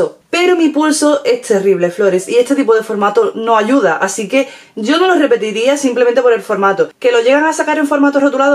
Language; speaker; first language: Spanish; native; Spanish